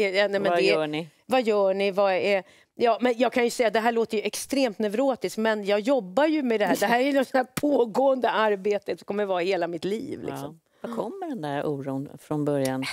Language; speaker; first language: Swedish; native; Swedish